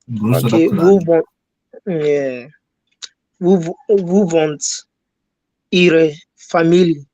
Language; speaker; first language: German; non-native, learner; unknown